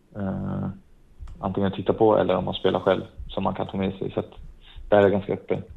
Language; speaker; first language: Swedish; native; Swedish